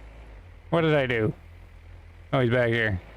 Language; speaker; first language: English; native; English